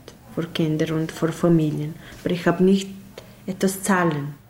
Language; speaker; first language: German; non-native, learner; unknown